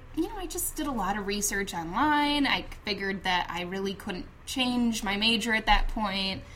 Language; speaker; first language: English; native; English